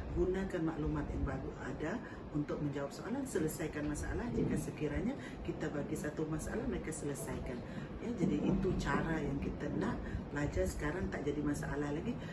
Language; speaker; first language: Malay; non-native, local second language; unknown